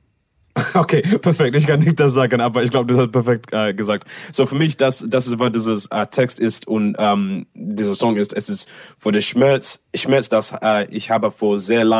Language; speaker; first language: German; non-native, learner; English